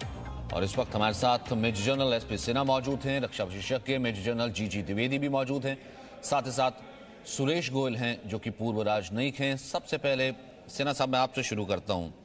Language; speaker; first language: Hindi; native; Hindi